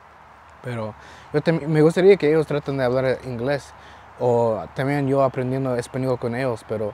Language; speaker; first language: Spanish; early bilingual, heritage; Spanish